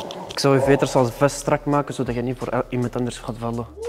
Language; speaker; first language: Dutch; native; Dutch